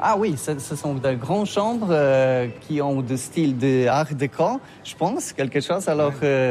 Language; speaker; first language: French; non-native, learner; Polish